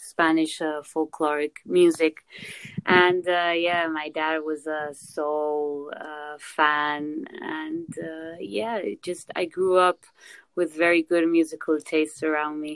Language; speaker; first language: English; non-native, fluent; Spanish